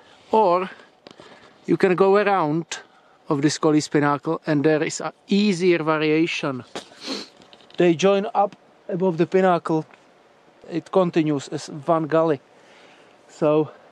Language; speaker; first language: English; non-native, fluent; Czech